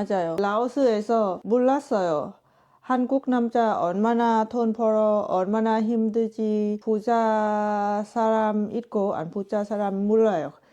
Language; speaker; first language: Korean; non-native, learner; Lao